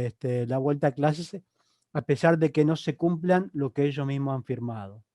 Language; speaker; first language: Spanish; native; Spanish